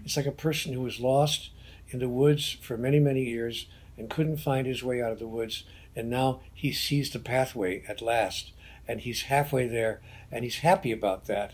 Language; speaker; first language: English; native; English